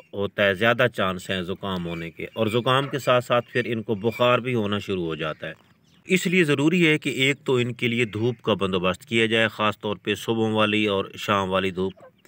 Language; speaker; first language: Urdu; non-native, local second language; Punjabi